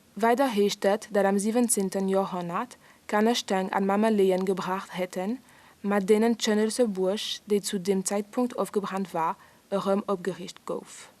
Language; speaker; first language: Luxembourgish; non-native, learner; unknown